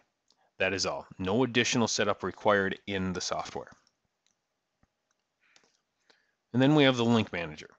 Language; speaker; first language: English; native; English